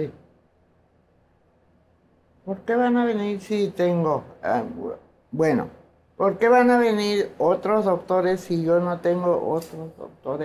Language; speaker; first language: Spanish; non-native, local second language; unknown